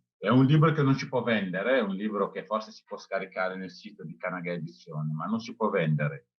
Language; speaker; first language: Italian; non-native, fluent; Wolof